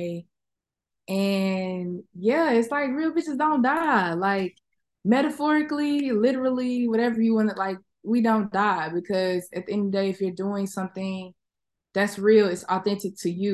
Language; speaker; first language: English; native; English